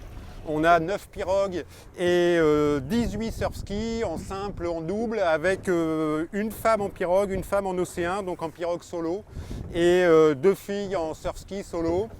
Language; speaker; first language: French; native; French